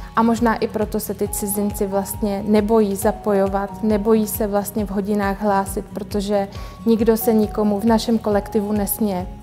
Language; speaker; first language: Czech; native; Czech